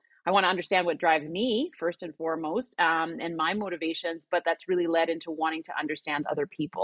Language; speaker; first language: English; native; English